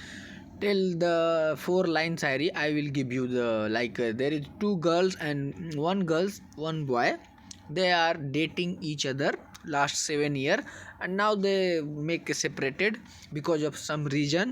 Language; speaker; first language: English; non-native, learner; Hindi